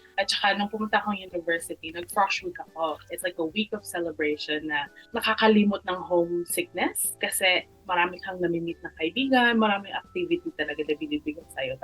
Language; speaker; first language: Filipino; early bilingual, heritage; Filipino